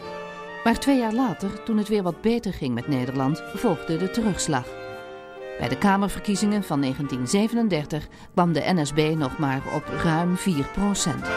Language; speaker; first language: Dutch; native; Dutch